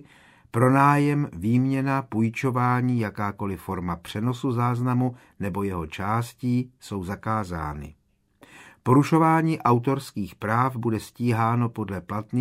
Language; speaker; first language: Czech; native; Czech